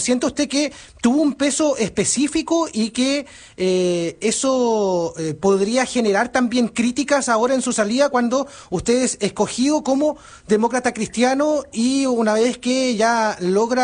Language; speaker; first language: Spanish; native; Spanish